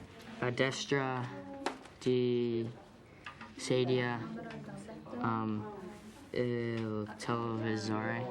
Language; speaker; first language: Italian; non-native, learner; English